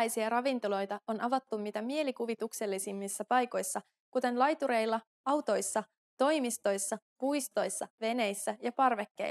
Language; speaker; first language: Finnish; native; Finnish